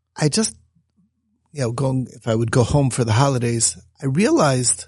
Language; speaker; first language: English; native; English